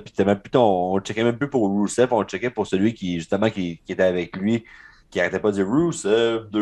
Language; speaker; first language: French; native; French